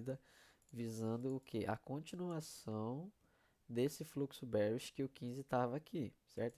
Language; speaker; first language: Portuguese; native; Portuguese